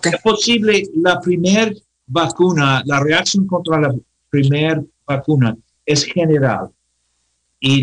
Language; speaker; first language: Spanish; non-native, learner; English